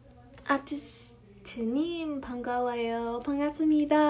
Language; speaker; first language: Korean; non-native, learner; English